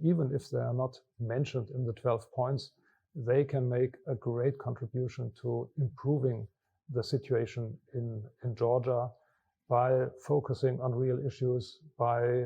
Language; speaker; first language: English; non-native, fluent; German